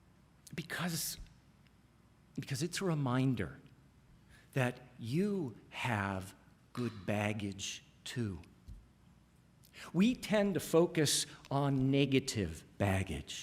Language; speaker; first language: English; native; English